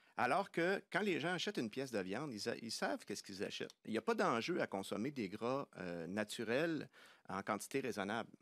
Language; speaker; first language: French; native; French